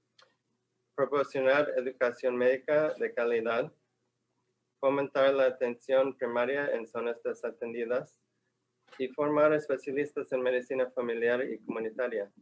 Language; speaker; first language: Spanish; non-native, fluent; English